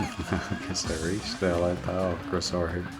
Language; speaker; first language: Irish; non-native, local second language; English